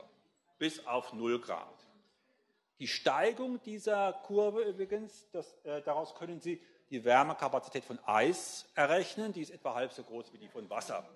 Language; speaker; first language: German; native; German